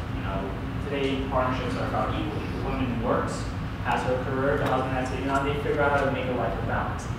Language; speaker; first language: English; native; English